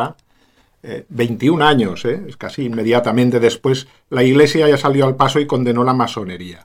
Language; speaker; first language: Spanish; native; Spanish